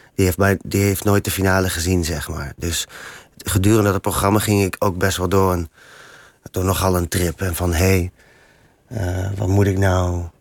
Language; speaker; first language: Dutch; native; Dutch